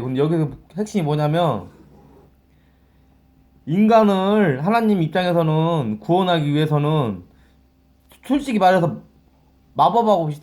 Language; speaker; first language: Korean; native; Korean